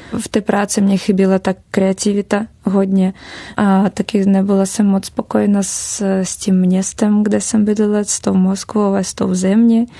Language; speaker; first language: Czech; non-native, fluent; Russian